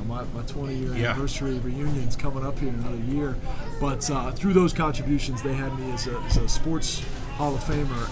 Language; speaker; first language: English; native; English